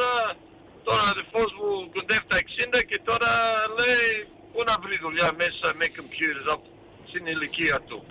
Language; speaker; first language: Greek; early bilingual, heritage; Greek